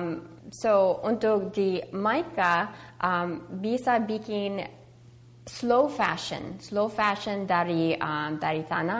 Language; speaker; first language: Indonesian; early bilingual, heritage; English